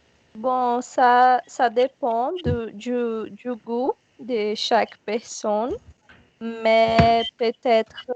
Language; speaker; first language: French; non-native, learner; Portuguese